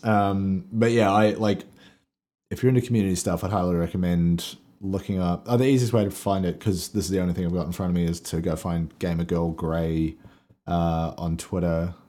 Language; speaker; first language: English; native; English